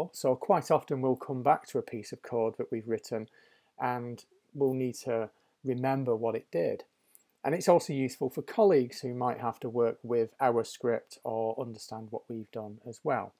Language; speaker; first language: English; native; English